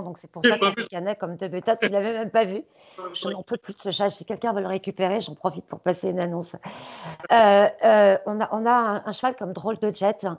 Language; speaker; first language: French; native; French